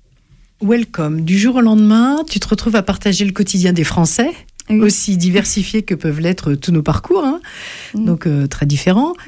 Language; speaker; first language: French; native; French